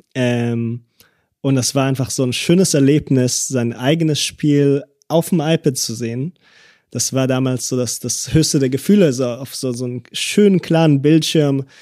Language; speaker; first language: German; early bilingual, other home language; Hebrew